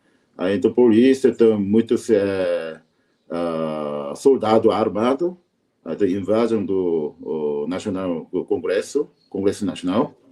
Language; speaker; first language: Portuguese; non-native, learner; Korean